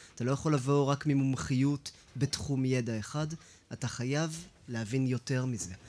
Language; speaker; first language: Hebrew; native; Hebrew